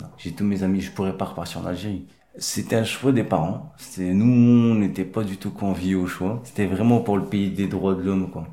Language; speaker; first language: French; early bilingual, other home language; Arabic